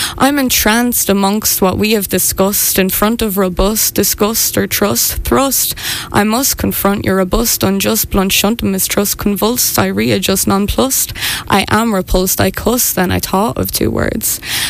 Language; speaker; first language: English; native; English